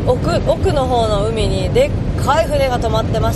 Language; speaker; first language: Japanese; native; Japanese